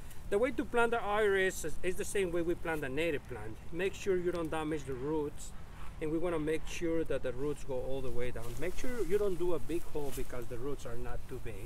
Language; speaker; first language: English; non-native, fluent; Spanish